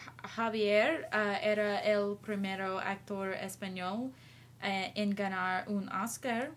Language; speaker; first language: Spanish; non-native, learner; English